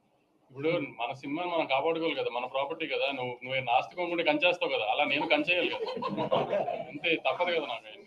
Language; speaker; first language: Telugu; native; Telugu